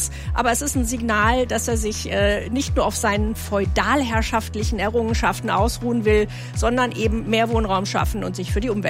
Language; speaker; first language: German; native; German